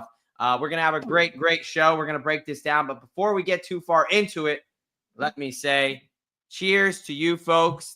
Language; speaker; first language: English; native; English